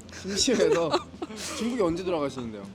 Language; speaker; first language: Korean; native; Korean